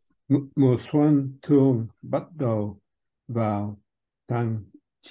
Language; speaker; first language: Vietnamese; non-native, learner; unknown